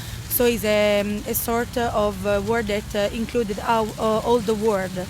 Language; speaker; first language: English; non-native, learner; Italian